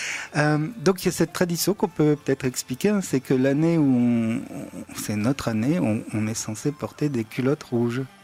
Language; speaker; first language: French; native; French